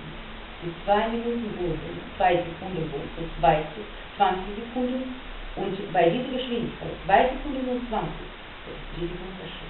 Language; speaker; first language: German; non-native, fluent; Russian